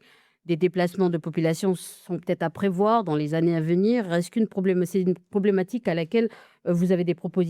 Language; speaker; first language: French; native; French